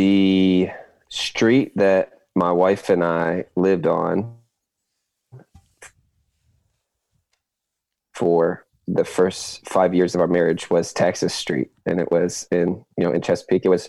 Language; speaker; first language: English; native; English